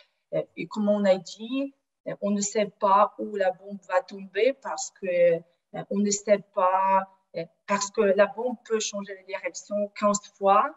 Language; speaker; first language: French; non-native, fluent; Ukrainian